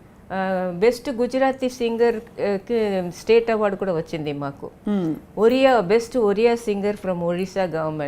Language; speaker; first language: Telugu; non-native, local second language; Tamil